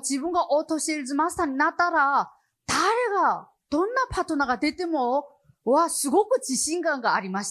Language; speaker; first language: Japanese; non-native, learner; Chinese